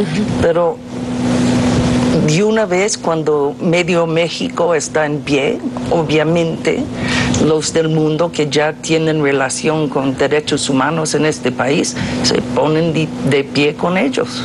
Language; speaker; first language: Spanish; non-native, fluent; English